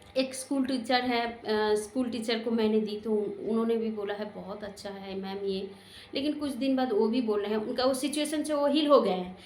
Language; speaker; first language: Hindi; non-native, local second language; Bangla